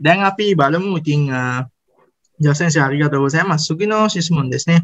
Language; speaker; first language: Japanese; non-native, fluent; Sinhala